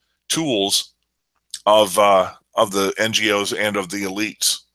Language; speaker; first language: English; native; English